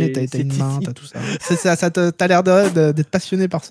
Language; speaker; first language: French; native; French